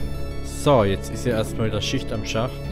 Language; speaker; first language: German; native; German